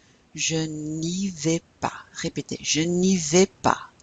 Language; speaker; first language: French; non-native, fluent; English